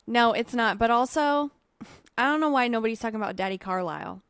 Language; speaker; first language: English; native; English